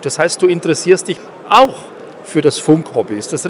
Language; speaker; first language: German; native; German